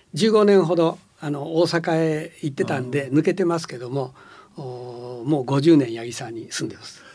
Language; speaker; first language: Japanese; native; Japanese